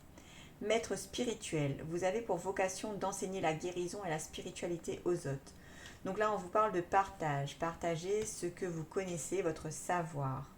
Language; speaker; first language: French; native; French